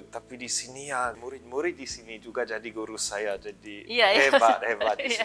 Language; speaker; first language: Indonesian; early bilingual, other home language; English